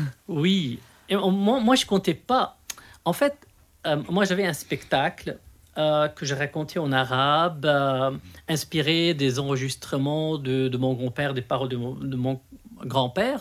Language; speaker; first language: French; non-native, local second language; Arabic